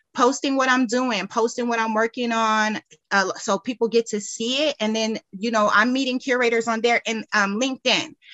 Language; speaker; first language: English; native; English